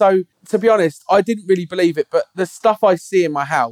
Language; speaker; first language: English; native; English